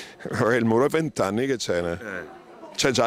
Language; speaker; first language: Italian; native; Italian